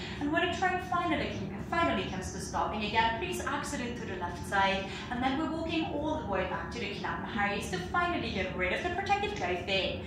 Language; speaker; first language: English; non-native, fluent; German